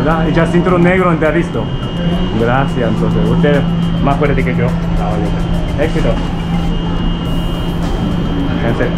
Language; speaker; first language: Spanish; non-native, learner; Japanese